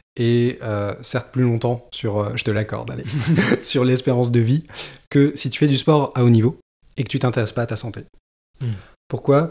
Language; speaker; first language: French; native; French